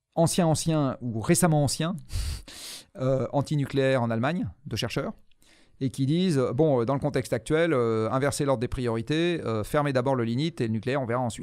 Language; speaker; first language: French; native; French